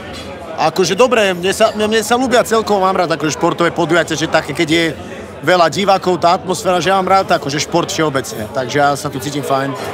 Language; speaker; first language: Slovak; native; Slovak